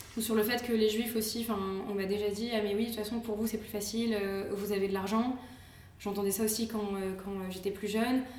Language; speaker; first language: French; native; French